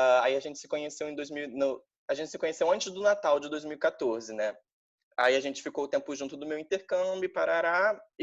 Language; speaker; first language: Portuguese; native; Portuguese